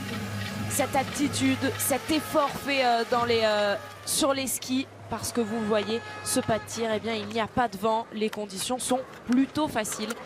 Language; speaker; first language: French; native; French